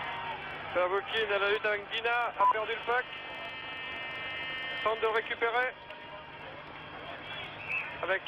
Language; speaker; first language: French; native; French